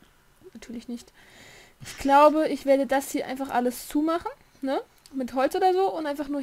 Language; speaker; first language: German; native; German